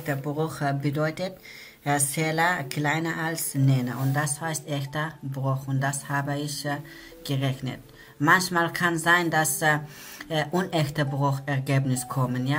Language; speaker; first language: German; non-native, learner; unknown